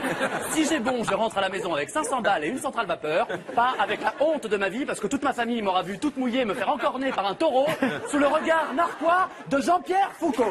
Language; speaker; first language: French; native; French